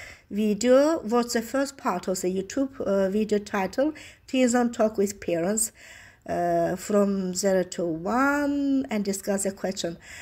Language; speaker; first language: English; non-native, fluent; Azerbaijani